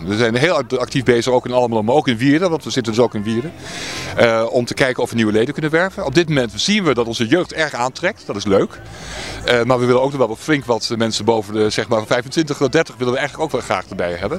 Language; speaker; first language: Dutch; native; Dutch